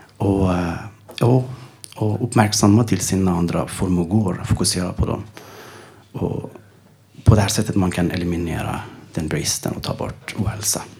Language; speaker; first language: Swedish; non-native, fluent; Persian